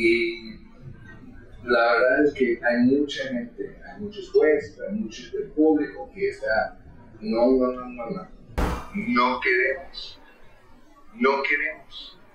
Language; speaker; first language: Spanish; non-native, fluent; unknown